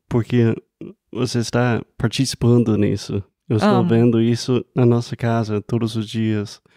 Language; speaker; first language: Portuguese; non-native, fluent; English